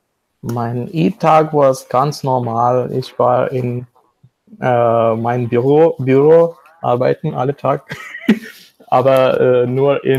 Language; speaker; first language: German; non-native, learner; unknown